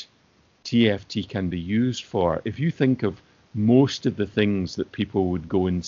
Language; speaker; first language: English; native; English